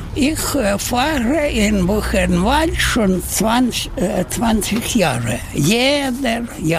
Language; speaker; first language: German; non-native, learner; Russian